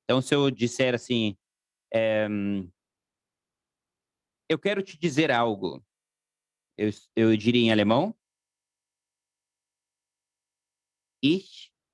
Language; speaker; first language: Portuguese; non-native, fluent; German